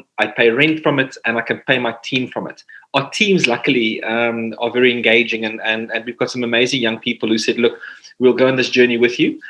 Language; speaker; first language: English; non-native, local second language; Afrikaans